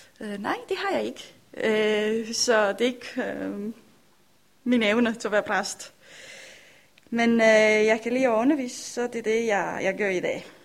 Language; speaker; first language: Danish; non-native, learner; Romanian